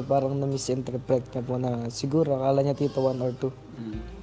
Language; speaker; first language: Filipino; native; Filipino